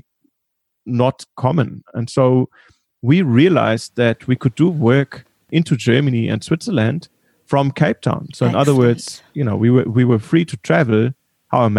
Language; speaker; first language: English; non-native, fluent; German